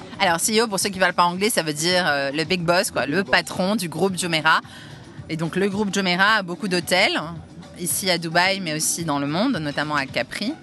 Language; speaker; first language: French; native; French